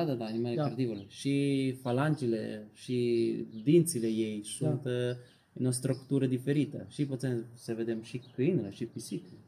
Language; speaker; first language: Romanian; non-native, learner; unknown